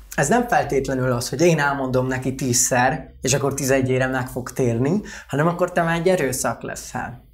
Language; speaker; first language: Hungarian; non-native, local second language; Romany